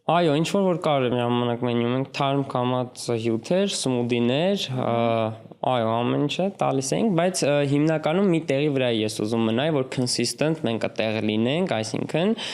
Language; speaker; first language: Armenian; native; Armenian